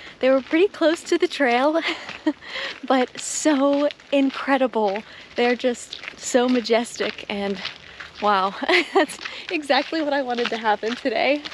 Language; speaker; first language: English; native; English